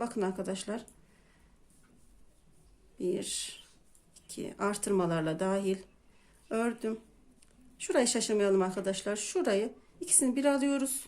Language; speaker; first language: Turkish; native; Turkish